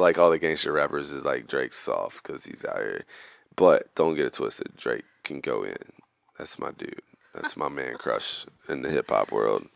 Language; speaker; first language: English; native; English